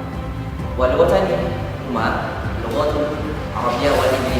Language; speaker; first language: Arabic; non-native, learner; Indonesian